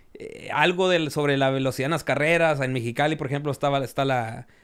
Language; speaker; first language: Spanish; early bilingual, heritage; Spanish